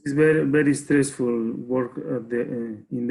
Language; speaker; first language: English; non-native, learner; Spanish